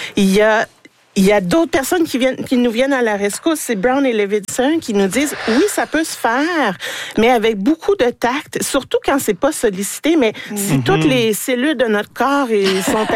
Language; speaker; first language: French; native; French